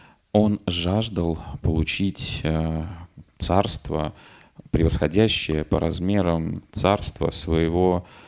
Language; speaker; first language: Russian; native; Russian